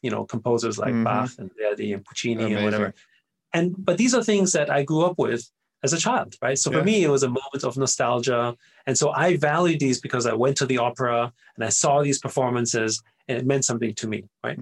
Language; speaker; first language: English; non-native, fluent; German